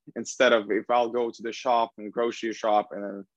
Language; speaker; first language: English; non-native, fluent; Russian